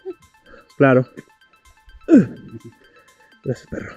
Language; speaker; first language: Spanish; native; Spanish